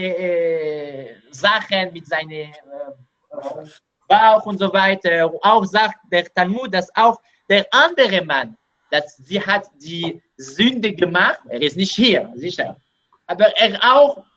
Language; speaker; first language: German; non-native, learner; Hebrew